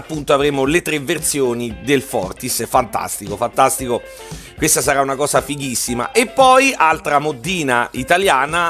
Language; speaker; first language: Italian; native; Italian